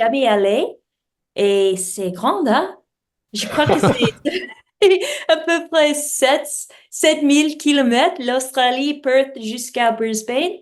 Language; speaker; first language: French; non-native, learner; English